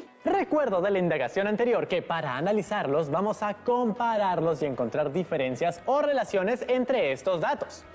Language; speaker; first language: Spanish; native; Spanish